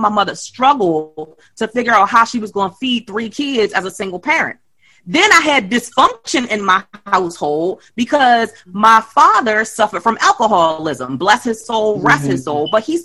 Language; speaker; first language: English; native; English